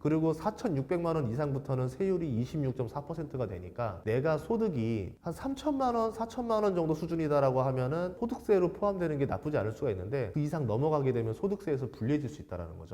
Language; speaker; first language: Korean; native; Korean